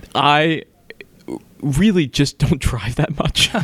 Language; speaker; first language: English; native; English